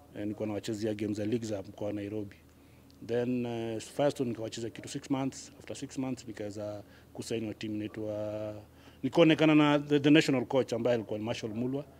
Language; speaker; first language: Swahili; native; Swahili